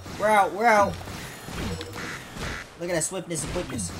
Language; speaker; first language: English; native; English